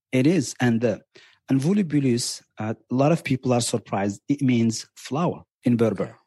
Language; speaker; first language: English; non-native, fluent; Berber languages